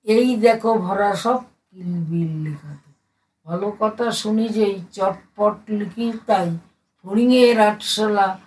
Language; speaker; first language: Bangla; native; Bangla